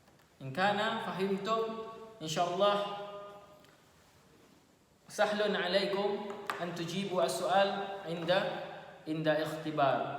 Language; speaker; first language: Arabic; non-native, fluent; Indonesian